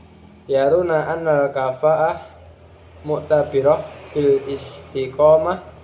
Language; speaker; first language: Arabic; non-native, learner; Indonesian